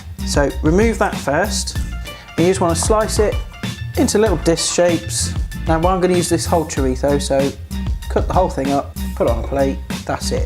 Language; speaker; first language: English; native; English